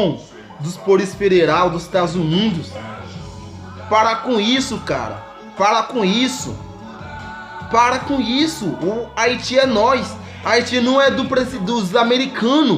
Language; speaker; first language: Portuguese; non-native, learner; Haitian Creole